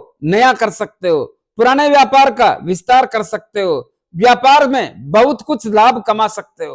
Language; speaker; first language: Hindi; native; Hindi